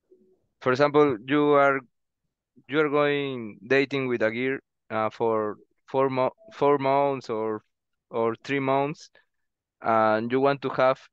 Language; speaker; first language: English; non-native, learner; Spanish